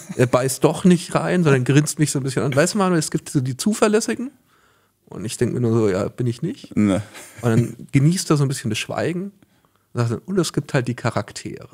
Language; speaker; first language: German; native; German